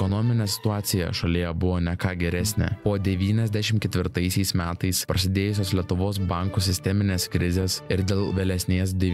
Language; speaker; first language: Lithuanian; native; Lithuanian